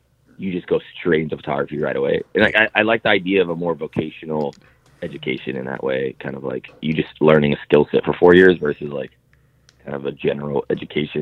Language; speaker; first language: English; native; English